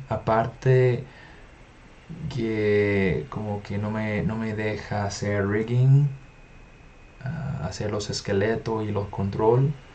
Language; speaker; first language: Spanish; non-native, fluent; English